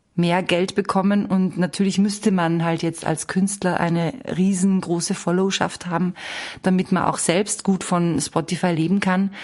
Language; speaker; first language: German; native; German